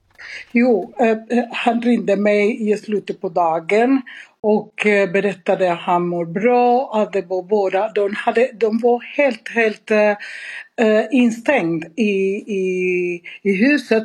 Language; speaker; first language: Swedish; non-native, fluent; Spanish